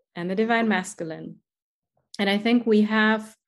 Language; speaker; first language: English; non-native, fluent; German